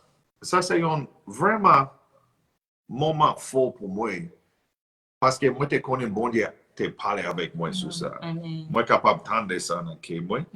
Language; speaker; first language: Haitian Creole; non-native, learner; English